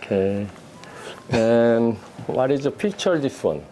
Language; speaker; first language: English; non-native, learner; Korean